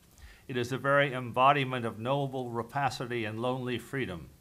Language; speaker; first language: English; native; English